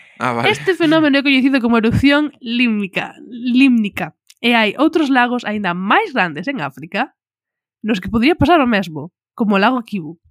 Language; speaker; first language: Galician; non-native, local second language; Spanish